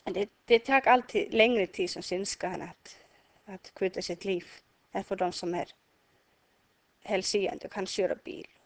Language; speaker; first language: Swedish; non-native, learner; Icelandic